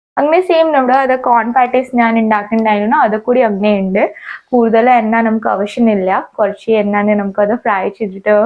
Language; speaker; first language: Malayalam; non-native, local second language; Hindi